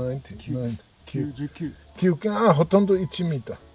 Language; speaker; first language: Japanese; non-native, learner; German